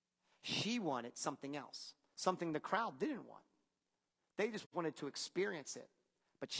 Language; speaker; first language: English; native; English